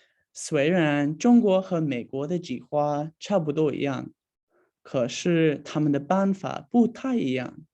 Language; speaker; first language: Chinese; non-native, learner; English